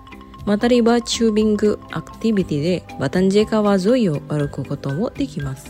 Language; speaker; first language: Japanese; non-native, fluent; Indonesian